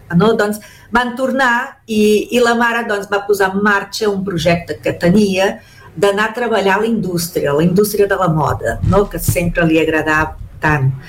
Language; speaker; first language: Catalan; early bilingual, heritage; Catalan